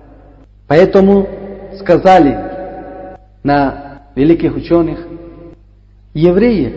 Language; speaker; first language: Russian; non-native, learner; Uzbek